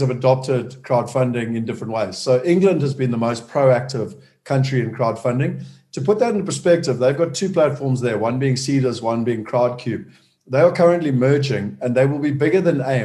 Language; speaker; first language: English; native; English